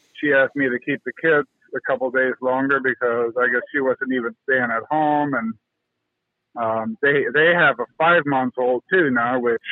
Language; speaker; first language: English; native; English